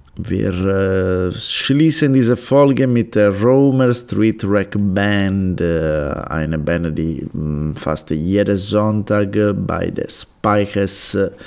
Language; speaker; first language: German; non-native, learner; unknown